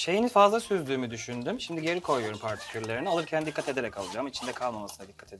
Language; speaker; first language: Turkish; native; Turkish